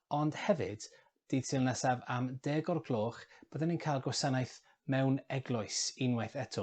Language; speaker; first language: Welsh; non-native, local second language; English